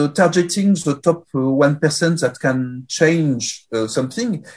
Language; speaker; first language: English; non-native, fluent; French